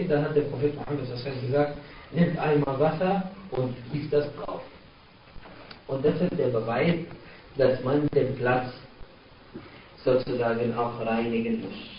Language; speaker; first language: German; non-native, fluent; Arabic